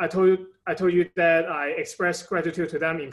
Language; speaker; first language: English; non-native, local second language; Cantonese